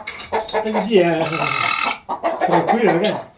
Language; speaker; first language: Chinese; non-native, fluent; Italian